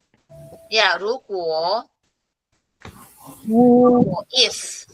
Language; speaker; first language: Chinese; non-native, fluent; Filipino